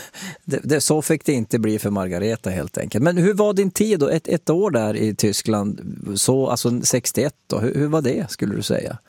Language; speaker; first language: Swedish; native; Swedish